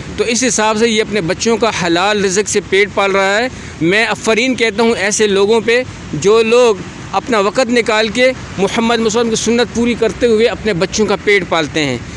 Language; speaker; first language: Urdu; non-native, local second language; Pashto